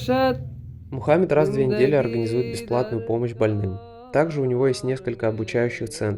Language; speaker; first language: Russian; native; Russian